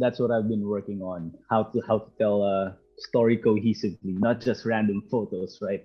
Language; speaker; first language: English; non-native, local second language; Filipino